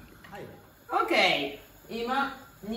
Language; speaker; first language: Japanese; non-native, learner; Italian